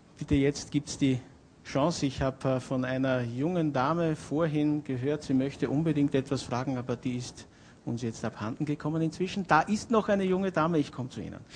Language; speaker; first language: German; native; German